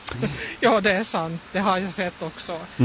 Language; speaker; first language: Swedish; non-native, local second language; Finnish